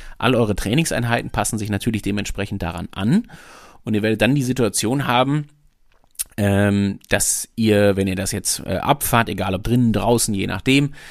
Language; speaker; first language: German; native; German